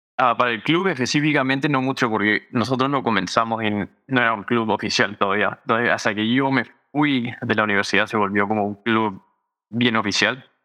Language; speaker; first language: Spanish; early bilingual, heritage; Spanish